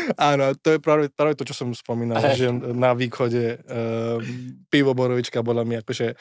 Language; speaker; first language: Slovak; non-native, fluent; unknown